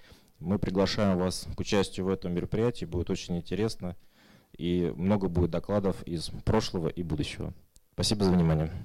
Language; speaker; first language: Russian; native; Russian